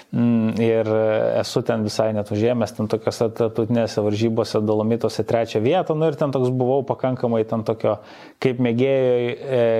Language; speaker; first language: Lithuanian; native; Lithuanian